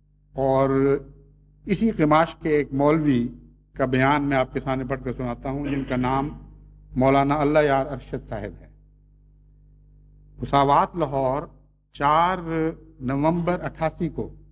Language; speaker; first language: Urdu; native; Urdu